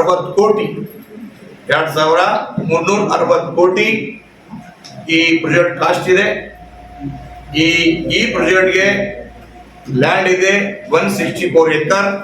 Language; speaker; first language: Kannada; non-native, local second language; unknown